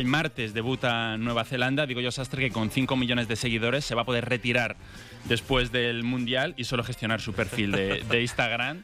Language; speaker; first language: Spanish; native; Spanish